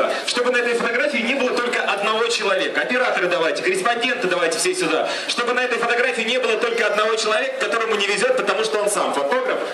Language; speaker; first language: Russian; native; Russian